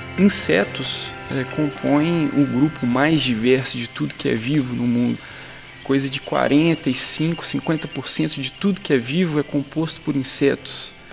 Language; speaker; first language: Portuguese; native; Portuguese